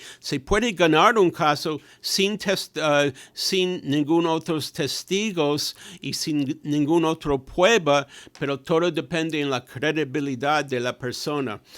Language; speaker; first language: Spanish; non-native, fluent; English